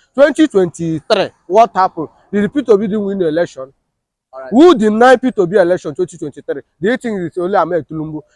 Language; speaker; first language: Nigerian Pidgin; non-native, local second language; Igbo